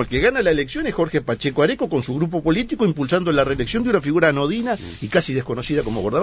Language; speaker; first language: Spanish; native; Spanish